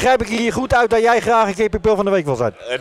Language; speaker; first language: Dutch; native; Dutch